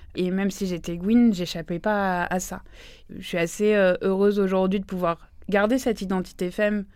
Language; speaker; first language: French; native; French